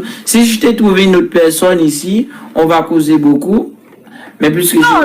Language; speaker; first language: French; non-native, local second language; Haitian Creole